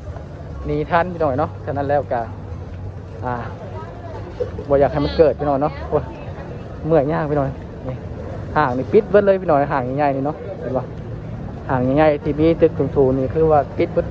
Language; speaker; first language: Thai; non-native, local second language; Lao